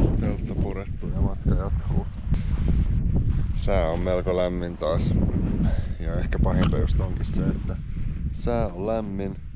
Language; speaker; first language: Finnish; native; Finnish